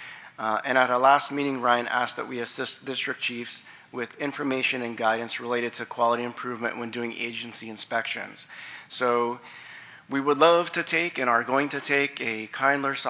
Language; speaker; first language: English; native; English